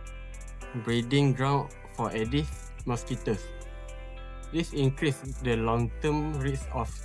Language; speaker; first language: English; non-native, local second language; Malay